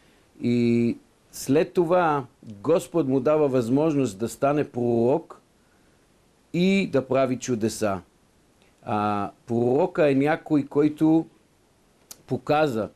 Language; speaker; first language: Bulgarian; non-native, fluent; Hebrew